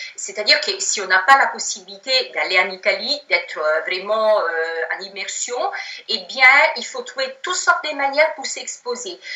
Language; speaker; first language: French; non-native, fluent; Italian